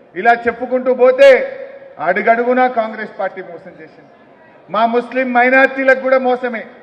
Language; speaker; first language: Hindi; non-native, local second language; Telugu